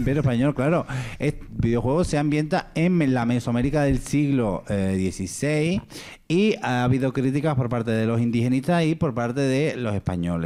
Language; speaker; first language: Spanish; native; Spanish